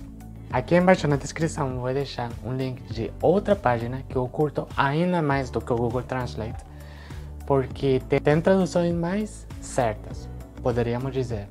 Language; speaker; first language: Portuguese; non-native, fluent; Spanish